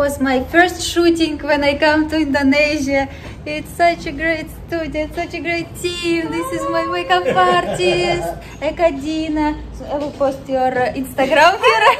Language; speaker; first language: English; non-native, learner; Russian